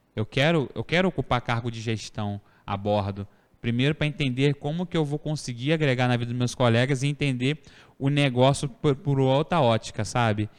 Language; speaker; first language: Portuguese; native; Portuguese